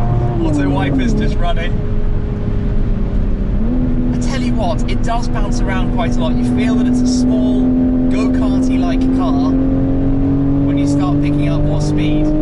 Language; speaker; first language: English; native; English